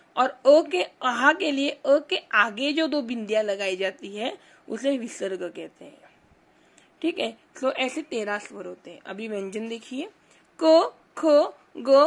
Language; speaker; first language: Hindi; non-native, local second language; Marathi